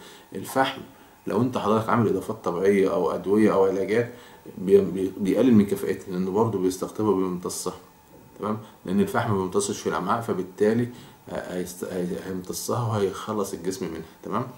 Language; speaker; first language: Arabic; native; Arabic